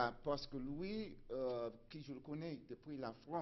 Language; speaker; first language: French; non-native, fluent; English